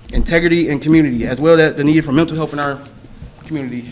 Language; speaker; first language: English; native; English